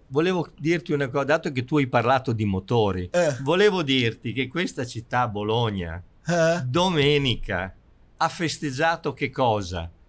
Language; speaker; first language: Italian; native; Italian